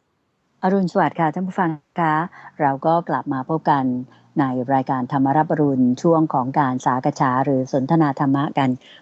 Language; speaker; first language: Thai; native; Thai